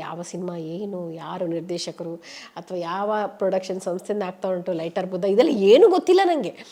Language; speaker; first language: Kannada; non-native, local second language; Tulu